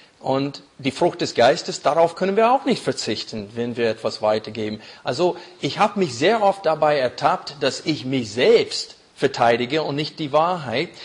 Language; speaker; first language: German; non-native, fluent; English